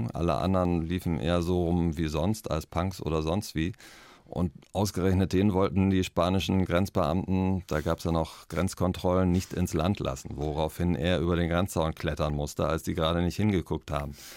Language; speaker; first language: German; native; German